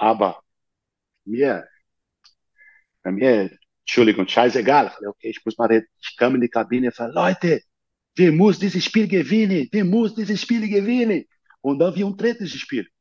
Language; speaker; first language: German; non-native, learner; Portuguese